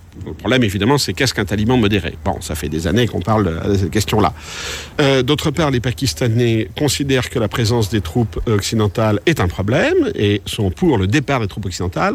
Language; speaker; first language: French; native; French